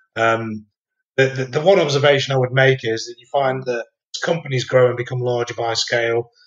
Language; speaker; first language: English; native; English